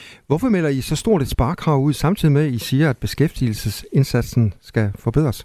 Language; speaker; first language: Danish; native; Danish